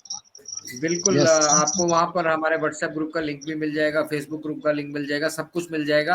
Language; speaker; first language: Hindi; native; Hindi